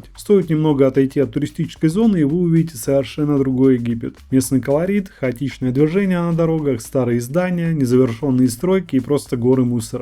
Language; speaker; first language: Russian; native; Russian